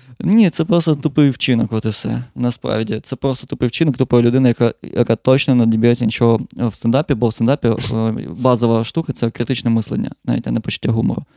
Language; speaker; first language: Ukrainian; non-native, local second language; Russian